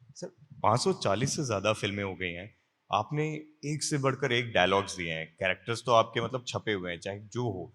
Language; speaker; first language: Hindi; native; Hindi